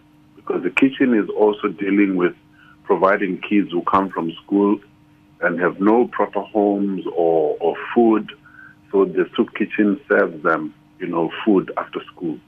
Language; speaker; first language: English; non-native, local second language; Xhosa